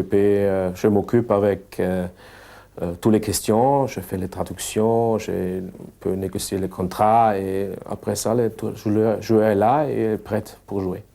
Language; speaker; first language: French; non-native, fluent; German